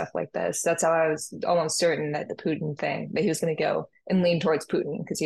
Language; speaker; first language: English; native; English